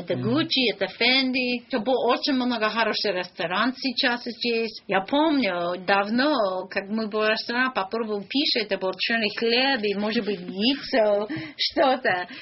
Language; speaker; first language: Russian; non-native, learner; English